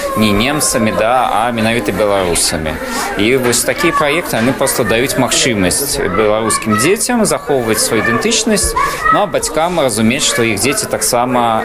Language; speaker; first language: Belarusian; native; Belarusian